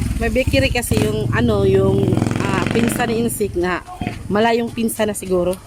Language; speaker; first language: Filipino; native; Filipino